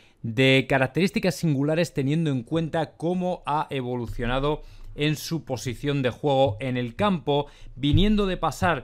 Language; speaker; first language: Spanish; native; Spanish